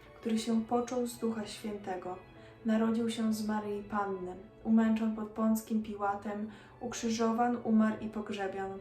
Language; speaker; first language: Polish; native; Polish